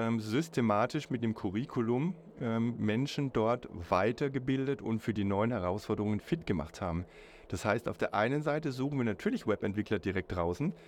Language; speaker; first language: German; native; German